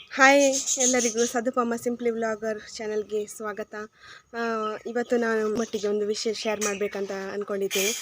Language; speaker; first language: Kannada; non-native, local second language; Tulu